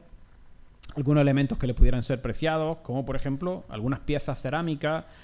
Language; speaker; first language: Spanish; native; Spanish